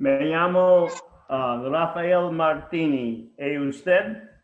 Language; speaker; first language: Spanish; non-native, learner; English